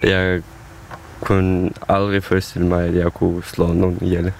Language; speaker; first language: Danish; non-native, fluent; Ukrainian